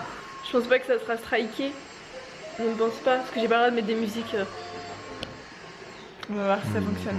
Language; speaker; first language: French; native; French